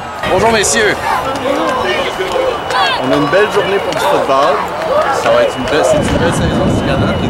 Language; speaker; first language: French; native; French